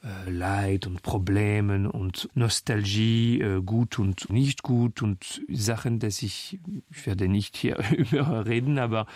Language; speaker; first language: German; non-native, fluent; French